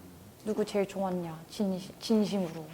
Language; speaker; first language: Korean; early bilingual, heritage; Korean